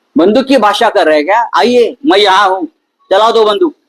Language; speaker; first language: Hindi; non-native, local second language; Marathi